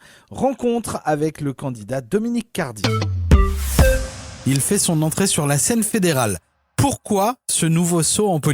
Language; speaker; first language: French; native; French